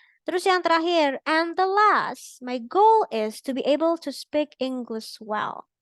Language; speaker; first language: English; non-native, fluent; Indonesian